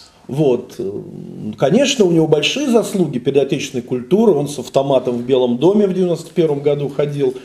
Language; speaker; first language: Russian; native; Russian